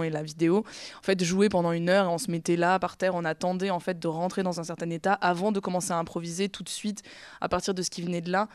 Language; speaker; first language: French; native; French